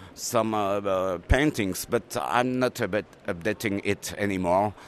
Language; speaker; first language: English; non-native, learner; French